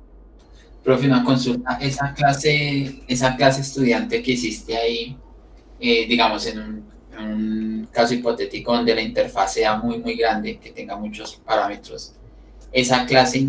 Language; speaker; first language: Spanish; native; Spanish